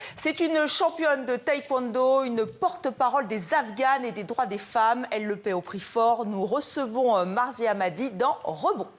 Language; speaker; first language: French; native; French